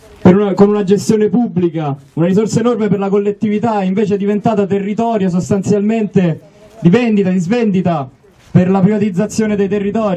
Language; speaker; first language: Italian; native; Italian